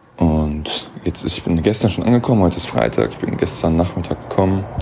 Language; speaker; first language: German; native; German